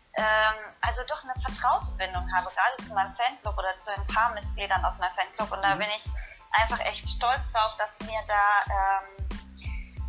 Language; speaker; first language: German; native; German